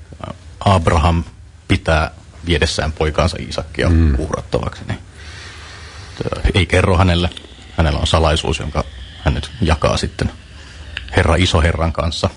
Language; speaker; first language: Finnish; native; Finnish